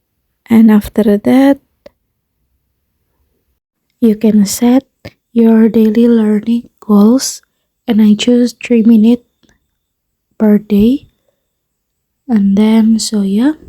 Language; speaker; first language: English; non-native, fluent; Indonesian